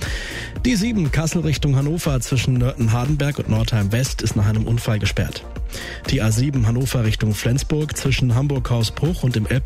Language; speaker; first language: German; native; German